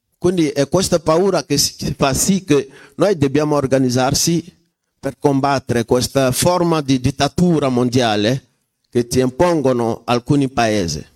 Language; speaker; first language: Italian; non-native, fluent; French